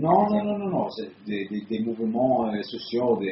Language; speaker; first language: French; non-native, fluent; Italian